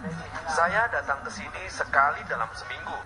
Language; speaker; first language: Indonesian; early bilingual, heritage; Arabic